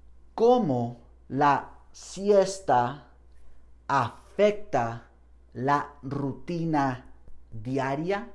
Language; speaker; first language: Spanish; non-native, fluent; English